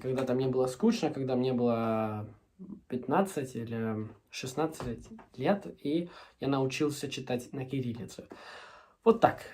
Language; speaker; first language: Russian; non-native, fluent; Spanish